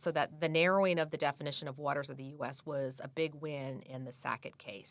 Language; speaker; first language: English; native; English